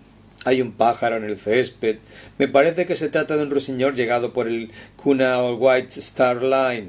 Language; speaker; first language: Spanish; native; Spanish